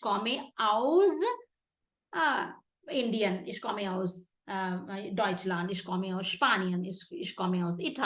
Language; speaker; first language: German; non-native, fluent; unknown